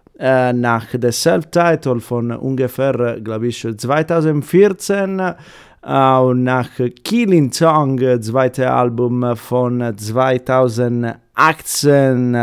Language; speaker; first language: German; non-native, fluent; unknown